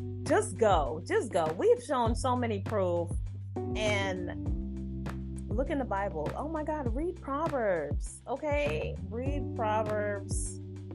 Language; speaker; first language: English; non-native, local second language; Jamaican Creole English